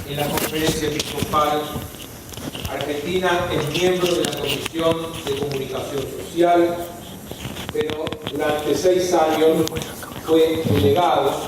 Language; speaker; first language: Spanish; native; Spanish